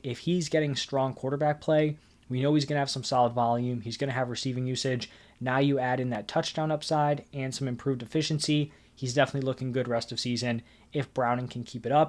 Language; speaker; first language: English; native; English